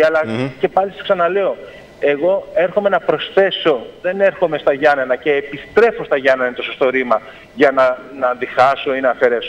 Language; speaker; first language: Greek; native; Greek